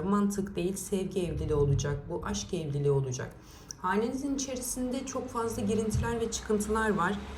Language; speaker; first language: Turkish; native; Turkish